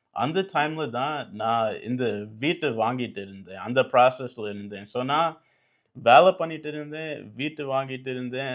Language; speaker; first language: Tamil; early bilingual, heritage; English